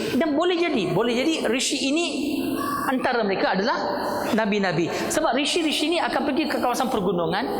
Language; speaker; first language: Malay; non-native, local second language; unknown